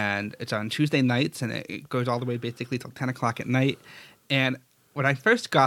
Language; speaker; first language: English; native; English